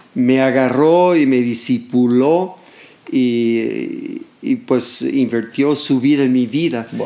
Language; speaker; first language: Spanish; non-native, fluent; English